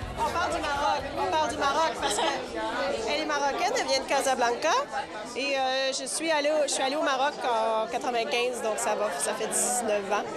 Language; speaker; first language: French; native; French